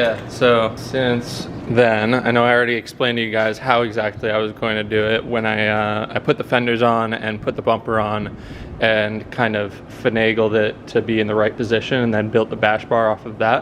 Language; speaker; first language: English; native; English